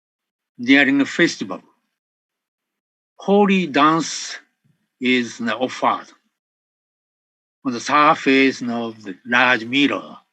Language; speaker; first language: English; non-native, fluent; Japanese